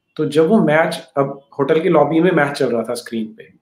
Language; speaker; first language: Hindi; native; Hindi